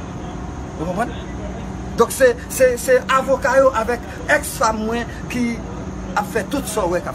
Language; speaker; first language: French; non-native, learner; Haitian Creole